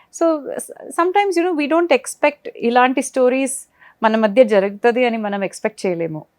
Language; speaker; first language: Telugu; non-native, fluent; Malayalam